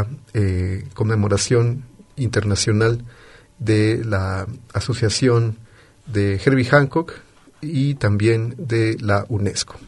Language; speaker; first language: Spanish; native; Spanish